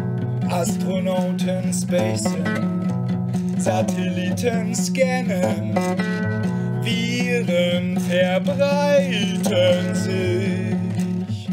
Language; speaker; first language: German; native; German